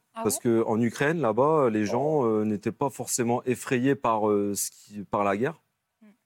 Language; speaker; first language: French; native; French